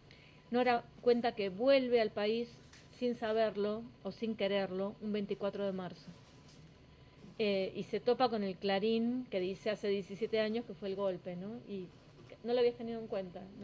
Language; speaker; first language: Spanish; native; Spanish